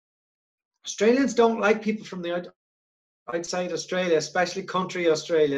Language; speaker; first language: English; native; English